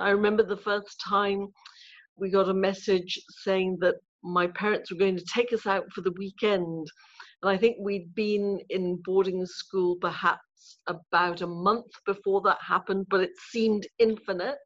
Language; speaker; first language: English; native; English